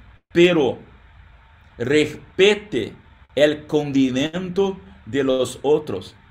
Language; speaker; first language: Spanish; non-native, learner; Portuguese